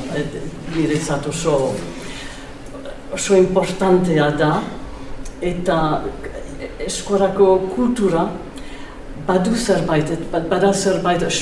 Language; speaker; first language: Basque; non-native, learner; English